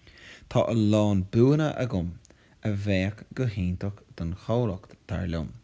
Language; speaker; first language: Irish; non-native, local second language; English